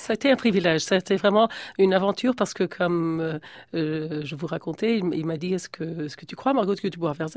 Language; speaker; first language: French; early bilingual, heritage; Spanish